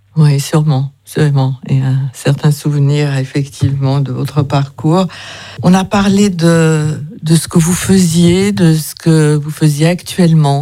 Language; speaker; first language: French; native; French